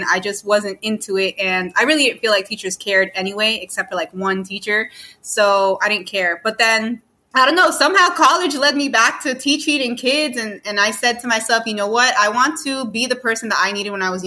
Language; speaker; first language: English; native; English